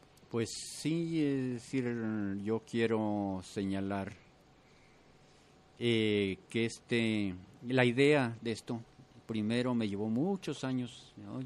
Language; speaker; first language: Spanish; native; Spanish